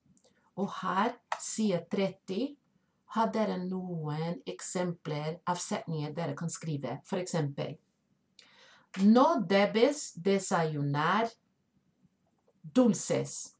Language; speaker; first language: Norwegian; non-native, fluent; Spanish